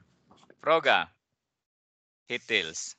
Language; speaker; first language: Swedish; non-native, fluent; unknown